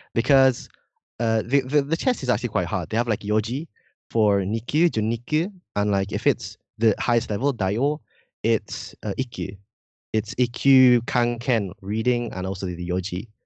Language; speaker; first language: English; non-native, fluent; Indonesian